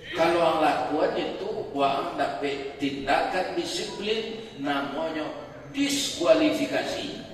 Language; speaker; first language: Malay; non-native, local second language; Minangkabau